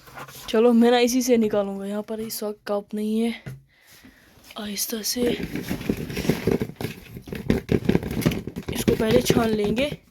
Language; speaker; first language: Hindi; non-native, local second language; Kashmiri